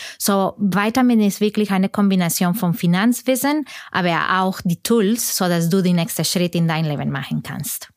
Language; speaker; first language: German; non-native, fluent; Spanish